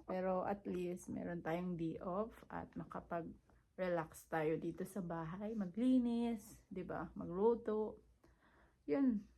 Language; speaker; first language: Filipino; non-native, local second language; Cebuano